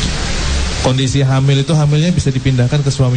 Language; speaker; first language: Indonesian; native; Indonesian